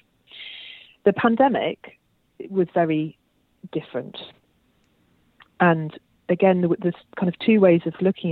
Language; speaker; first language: English; native; English